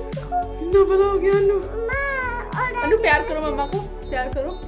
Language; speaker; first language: Hindi; native; Hindi